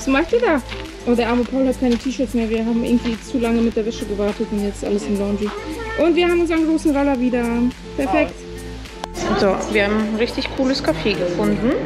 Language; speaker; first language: German; native; German